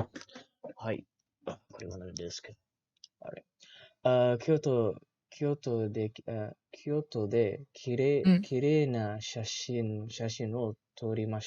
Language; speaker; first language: Japanese; non-native, learner; Malay